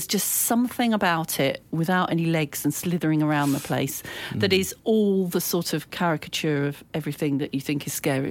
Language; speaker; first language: English; native; English